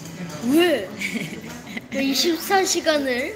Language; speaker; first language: Korean; early bilingual, heritage; Korean